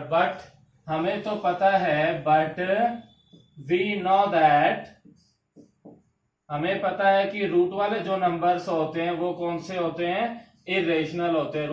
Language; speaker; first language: Hindi; native; Hindi